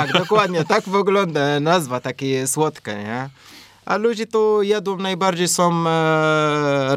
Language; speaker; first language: Polish; non-native, learner; Arabic